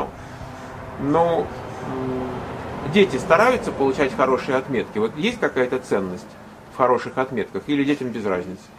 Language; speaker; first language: Russian; native; Russian